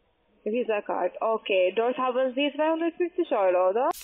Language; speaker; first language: German; non-native, learner; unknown